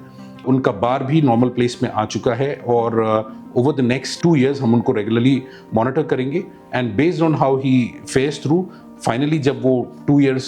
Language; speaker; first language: Hindi; native; Hindi